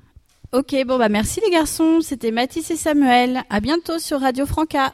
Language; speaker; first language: French; native; French